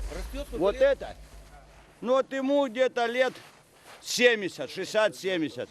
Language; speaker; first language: Russian; native; Russian